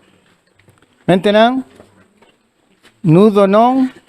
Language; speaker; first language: French; non-native, learner; Spanish